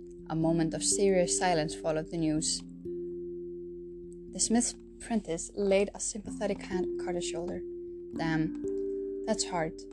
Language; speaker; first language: English; non-native, fluent; Icelandic